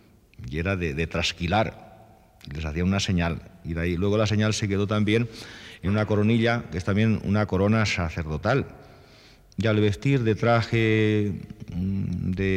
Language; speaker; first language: Spanish; native; Spanish